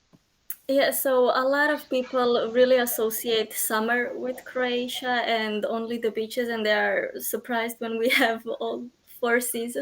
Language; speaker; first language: English; non-native, fluent; Croatian